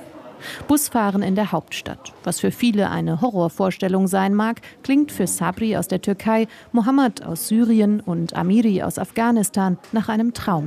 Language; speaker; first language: German; native; German